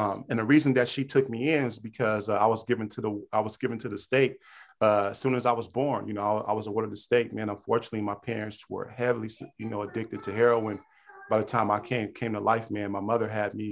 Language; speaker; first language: English; native; English